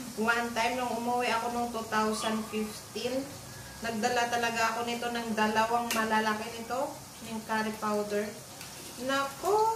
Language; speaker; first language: Filipino; native; Filipino